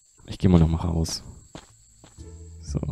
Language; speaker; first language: German; native; German